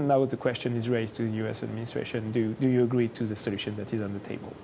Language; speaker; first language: English; non-native, fluent; French